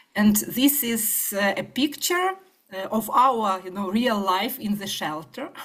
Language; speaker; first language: English; non-native, fluent; Ukrainian